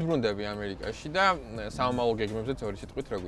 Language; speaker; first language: Georgian; native; Georgian